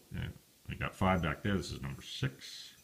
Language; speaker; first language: English; native; English